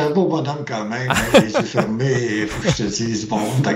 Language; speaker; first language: French; native; French